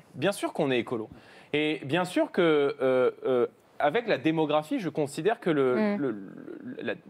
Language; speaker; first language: French; native; French